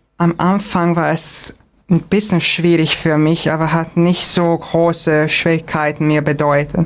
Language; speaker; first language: German; non-native, fluent; Hungarian